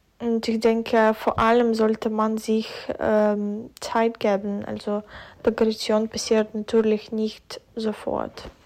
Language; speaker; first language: German; non-native, fluent; Ukrainian